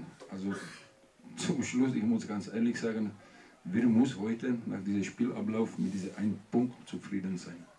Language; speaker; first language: German; non-native, learner; Czech